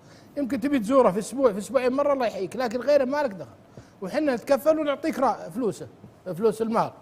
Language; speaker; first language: Arabic; native; Arabic